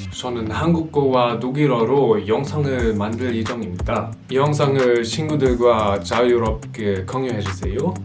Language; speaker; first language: Korean; non-native, fluent; German